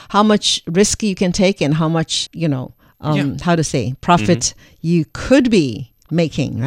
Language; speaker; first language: English; non-native, fluent; Chinese